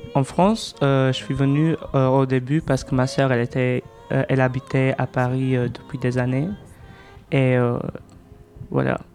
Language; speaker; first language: French; non-native, fluent; Albanian